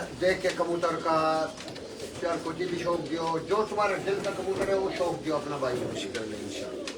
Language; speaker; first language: Hindi; non-native, learner; Arabic